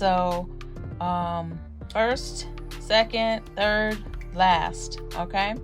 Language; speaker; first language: English; native; English